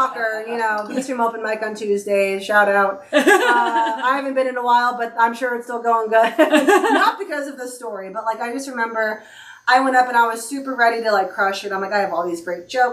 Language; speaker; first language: English; native; English